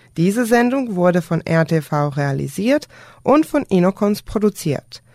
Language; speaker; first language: German; non-native, fluent; Serbian